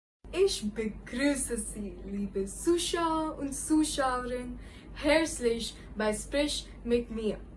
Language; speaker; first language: German; non-native, learner; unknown